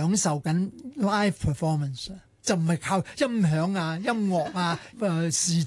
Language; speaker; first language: Cantonese; native; Cantonese